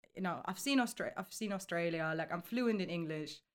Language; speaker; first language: English; non-native, fluent; German